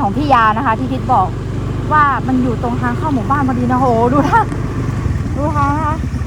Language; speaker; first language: Thai; non-native, local second language; Karen languages